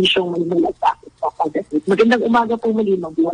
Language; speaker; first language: Filipino; native; Filipino